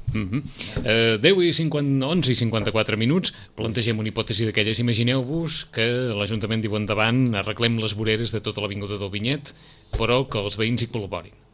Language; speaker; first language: Catalan; native; Catalan